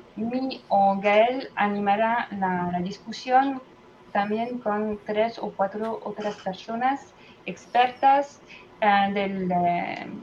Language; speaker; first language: Spanish; non-native, fluent; French